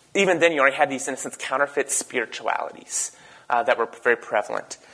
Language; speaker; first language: English; native; English